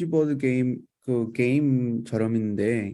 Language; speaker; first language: Korean; non-native, fluent; Spanish